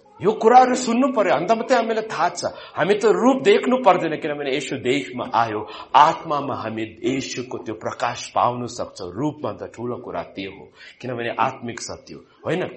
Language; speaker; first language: Nepali; non-native, fluent; Malayalam